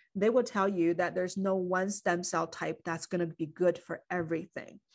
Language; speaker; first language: English; non-native, fluent; Chinese